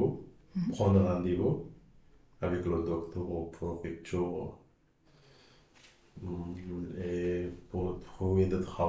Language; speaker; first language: French; non-native, learner; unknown